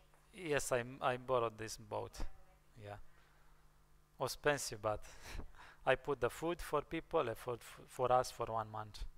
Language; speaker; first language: English; non-native, learner; Romanian